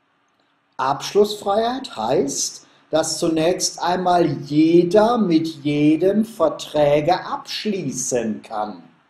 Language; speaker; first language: German; native; German